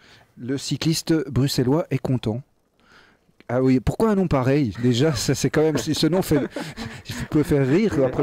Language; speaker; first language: French; native; French